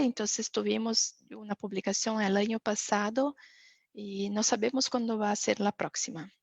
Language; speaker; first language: Spanish; non-native, fluent; Portuguese